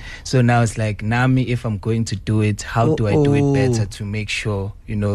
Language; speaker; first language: English; non-native, local second language; Zulu